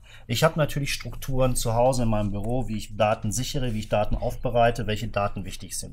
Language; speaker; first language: German; native; German